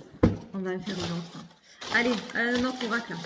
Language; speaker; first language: French; native; French